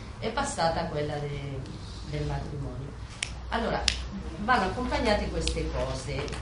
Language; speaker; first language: Italian; non-native, fluent; Spanish